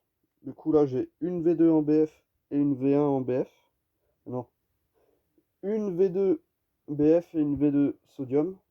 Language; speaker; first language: French; native; French